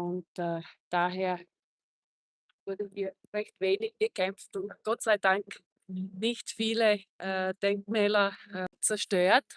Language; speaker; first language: German; non-native, fluent; Czech